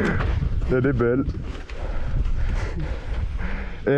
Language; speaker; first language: French; native; French